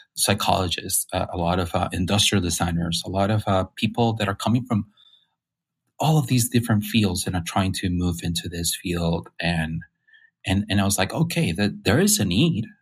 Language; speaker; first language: English; non-native, fluent; Spanish